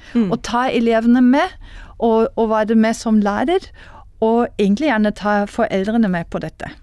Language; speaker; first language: Norwegian; non-native, fluent; German